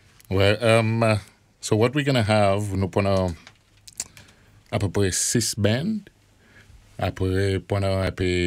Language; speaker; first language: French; non-native, learner; Morisyen